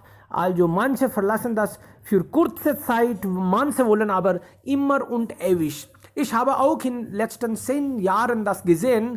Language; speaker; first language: German; non-native, fluent; Hindi